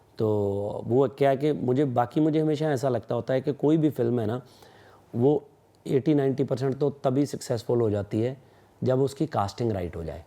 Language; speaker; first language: Hindi; non-native, local second language; Punjabi